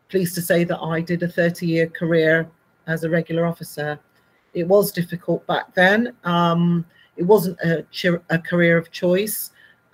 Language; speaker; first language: English; native; English